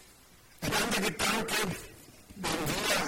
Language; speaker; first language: German; non-native, fluent; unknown